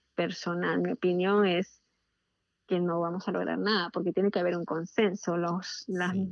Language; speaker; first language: Spanish; native; Spanish